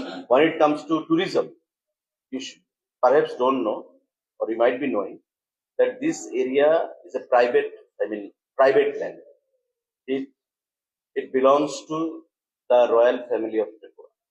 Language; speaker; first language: English; non-native, local second language; Bangla